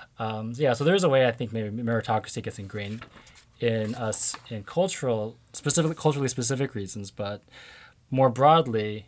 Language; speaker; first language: English; native; English